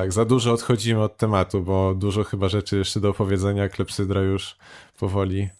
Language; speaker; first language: Polish; native; Polish